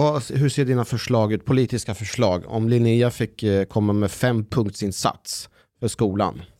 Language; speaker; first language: Swedish; early bilingual, other home language; Persian